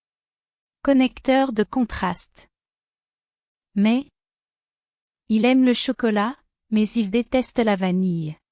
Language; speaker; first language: French; non-native, fluent; Spanish